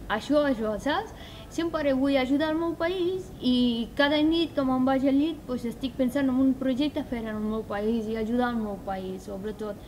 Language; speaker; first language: Catalan; non-native, learner; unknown